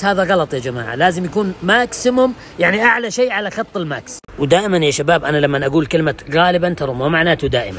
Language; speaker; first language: Arabic; native; Arabic